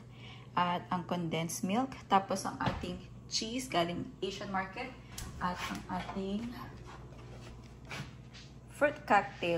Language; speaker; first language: Filipino; native; Filipino